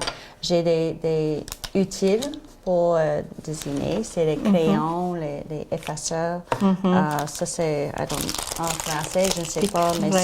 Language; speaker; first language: French; non-native, learner; English